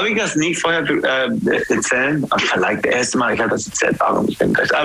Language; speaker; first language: German; non-native, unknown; English